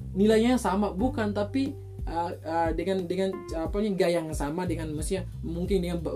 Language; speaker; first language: Indonesian; non-native, fluent; Tetum